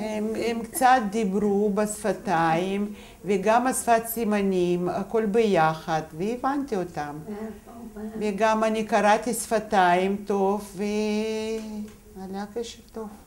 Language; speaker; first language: Hebrew; non-native, fluent; Russian